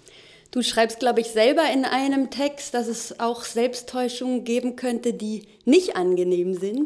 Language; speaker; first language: German; native; German